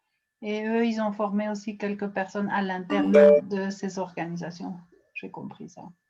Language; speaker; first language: French; non-native, fluent; Spanish